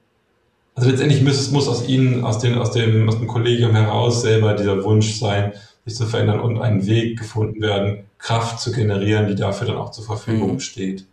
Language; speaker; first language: German; native; German